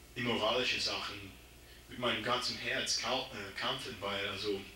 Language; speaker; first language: German; non-native, learner; English